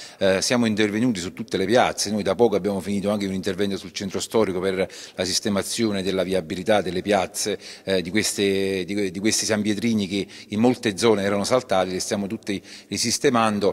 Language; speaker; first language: Italian; native; Italian